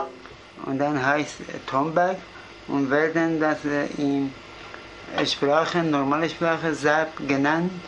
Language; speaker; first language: German; non-native, fluent; Kurdish